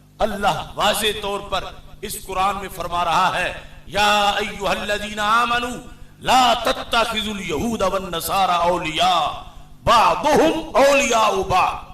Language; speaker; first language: Urdu; non-native, local second language; Punjabi